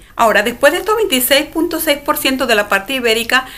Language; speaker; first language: Spanish; native; Spanish